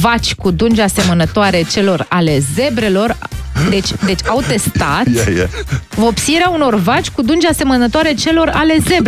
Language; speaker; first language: Romanian; native; Romanian